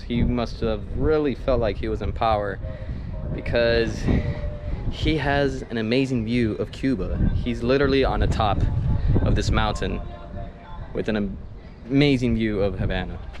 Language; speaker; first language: English; native; English